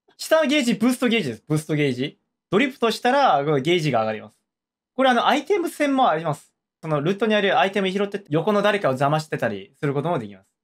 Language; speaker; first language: Japanese; non-native, fluent; Korean